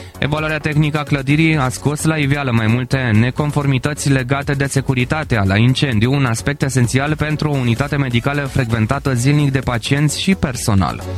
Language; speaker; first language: Romanian; native; Romanian